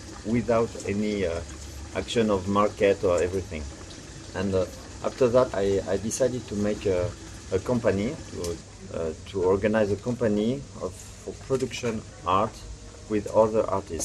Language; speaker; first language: English; non-native, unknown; French